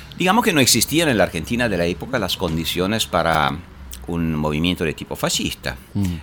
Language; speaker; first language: Spanish; non-native, fluent; Italian